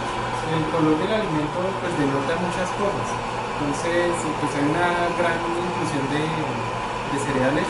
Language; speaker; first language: Spanish; native; Spanish